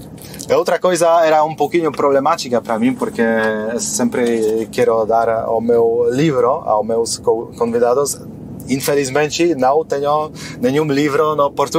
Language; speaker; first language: Portuguese; non-native, fluent; Polish